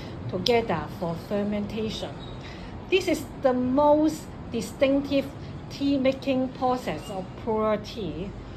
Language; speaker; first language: English; non-native, local second language; Cantonese